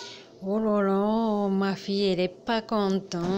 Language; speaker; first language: French; non-native, learner; Japanese